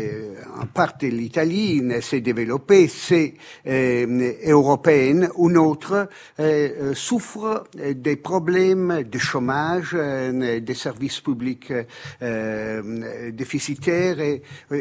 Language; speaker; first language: French; non-native, fluent; Italian